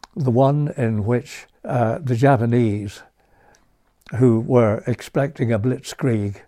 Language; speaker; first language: English; native; English